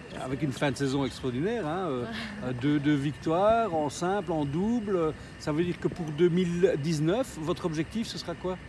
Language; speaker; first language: French; native; French